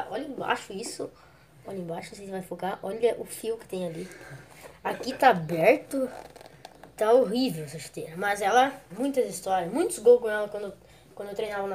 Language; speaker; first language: Portuguese; native; Portuguese